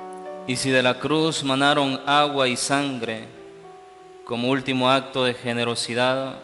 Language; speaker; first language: Spanish; native; Spanish